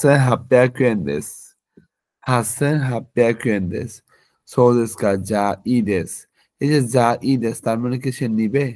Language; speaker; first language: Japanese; non-native, fluent; Bangla